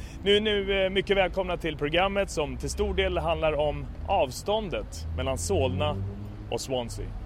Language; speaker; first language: Swedish; native; Swedish